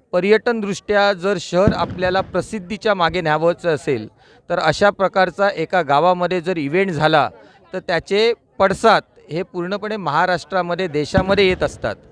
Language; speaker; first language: Marathi; native; Marathi